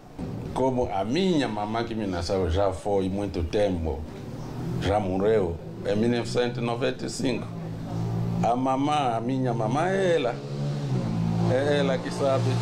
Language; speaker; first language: Portuguese; non-native, local second language; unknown